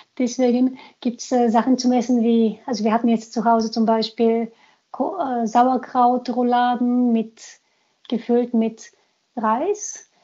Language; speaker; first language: German; non-native, fluent; Bulgarian